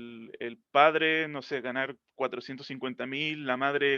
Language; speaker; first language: Spanish; native; Spanish